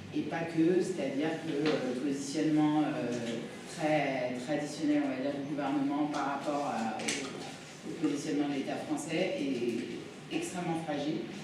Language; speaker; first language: French; native; French